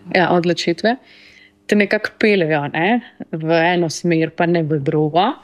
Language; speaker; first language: Slovenian; early bilingual, heritage; Slovenian